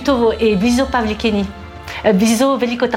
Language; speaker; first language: Bulgarian; non-native, learner; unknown